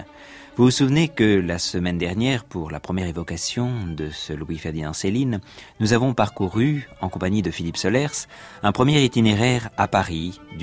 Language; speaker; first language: French; native; French